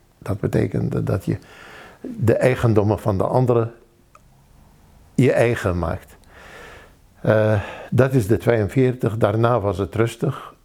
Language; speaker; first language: Dutch; non-native, fluent; Arabic